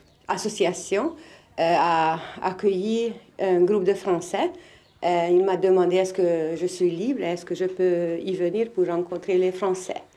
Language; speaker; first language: French; non-native, fluent; Hungarian